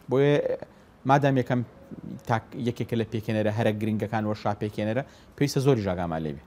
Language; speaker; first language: Central Kurdish; native; Central Kurdish